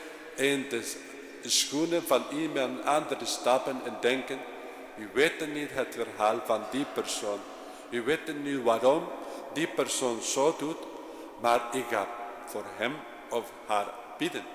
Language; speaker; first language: Dutch; non-native, fluent; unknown